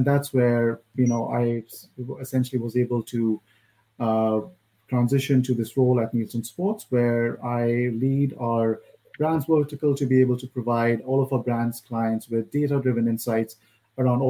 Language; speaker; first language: English; non-native, local second language; Hindi